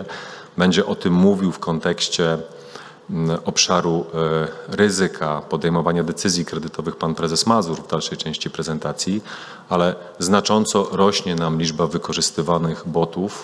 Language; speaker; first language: Polish; native; Polish